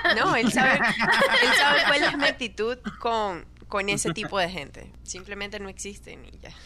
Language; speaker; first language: Spanish; native; Spanish